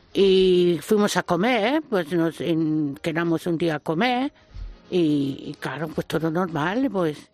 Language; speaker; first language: Spanish; non-native, fluent; German